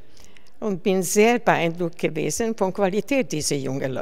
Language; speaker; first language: German; non-native, fluent; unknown